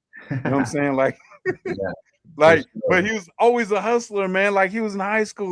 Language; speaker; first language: English; native; English